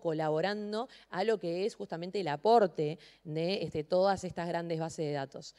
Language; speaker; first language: Spanish; native; Spanish